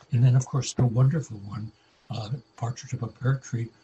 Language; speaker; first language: English; native; English